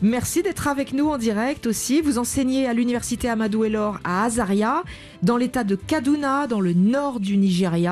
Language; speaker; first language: French; native; French